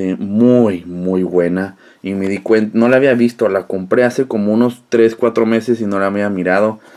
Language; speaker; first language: Spanish; early bilingual, heritage; Spanish